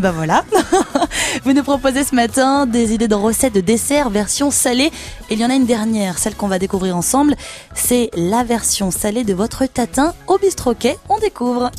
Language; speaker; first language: French; native; French